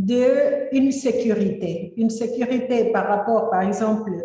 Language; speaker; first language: French; non-native, fluent; Spanish